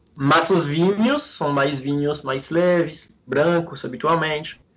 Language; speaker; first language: Portuguese; non-native, fluent; French